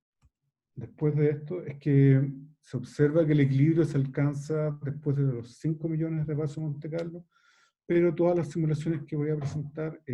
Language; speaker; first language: Spanish; native; Spanish